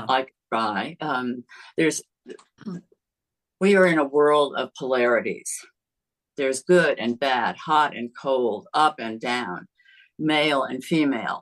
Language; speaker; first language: English; native; English